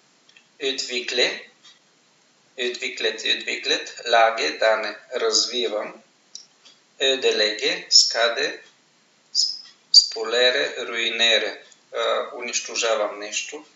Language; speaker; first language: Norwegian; non-native, fluent; Bulgarian